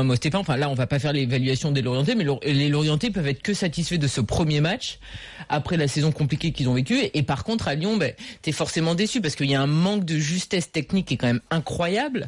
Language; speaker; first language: French; native; French